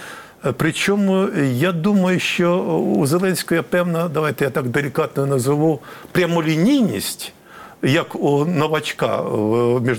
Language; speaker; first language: Ukrainian; native; Ukrainian